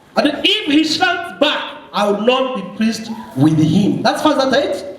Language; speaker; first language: English; non-native, local second language; Swahili